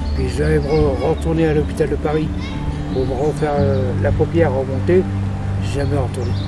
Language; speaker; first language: French; native; French